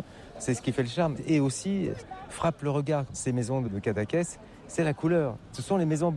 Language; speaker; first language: French; native; French